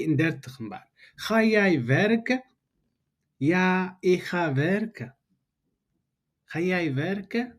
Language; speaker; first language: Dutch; non-native, fluent; Tigrinya